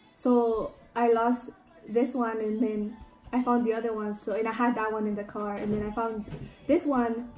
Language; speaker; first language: English; early bilingual, other home language; Spanish